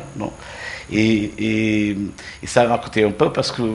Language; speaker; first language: French; non-native, fluent; Portuguese